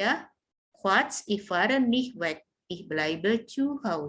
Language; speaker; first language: German; non-native, fluent; Indonesian